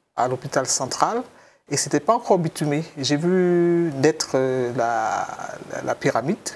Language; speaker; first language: French; native; French